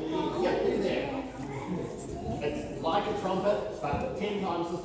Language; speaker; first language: English; native; English